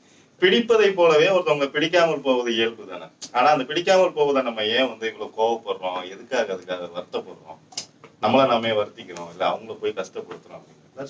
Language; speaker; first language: Tamil; native; Tamil